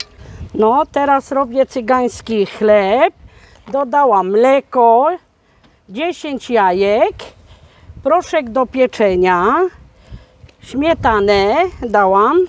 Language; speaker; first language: Polish; non-native, local second language; Romany